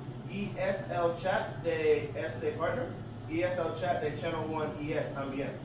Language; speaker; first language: Spanish; non-native, learner; English